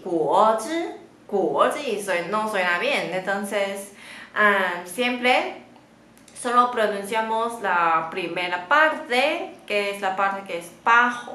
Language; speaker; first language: Spanish; non-native, fluent; Chinese